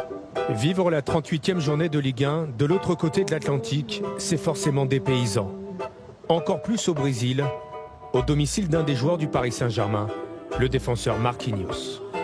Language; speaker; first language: French; native; French